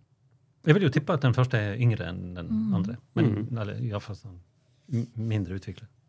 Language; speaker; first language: Norwegian; native; Norwegian